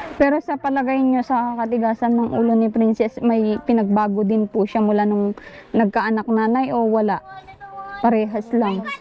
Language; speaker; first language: Filipino; native; Filipino